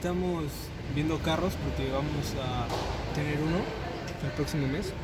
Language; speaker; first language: Spanish; native; Spanish